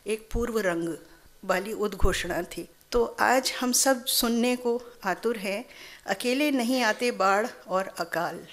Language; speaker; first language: Hindi; native; Hindi